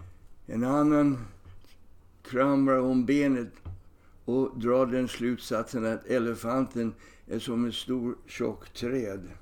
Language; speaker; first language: Swedish; non-native, fluent; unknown